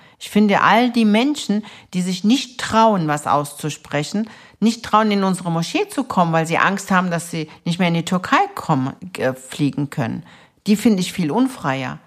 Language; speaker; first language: German; early bilingual, other home language; Turkish